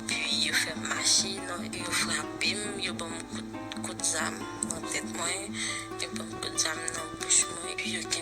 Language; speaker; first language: Haitian Creole; native; Haitian Creole